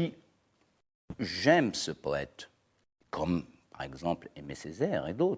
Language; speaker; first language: French; non-native, local second language; Arabic